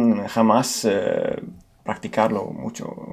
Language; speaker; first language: Spanish; non-native, fluent; Italian